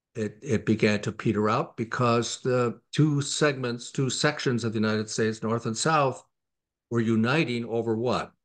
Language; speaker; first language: English; native; English